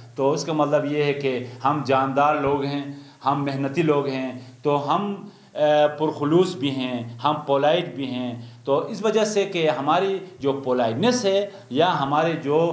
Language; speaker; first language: Urdu; non-native, local second language; Khowar